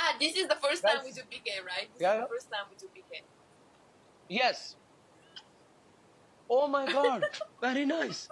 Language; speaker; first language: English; non-native, learner; Punjabi